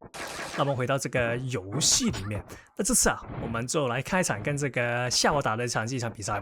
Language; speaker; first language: Chinese; non-native, local second language; Cantonese